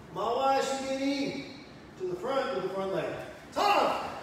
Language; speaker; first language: English; native; English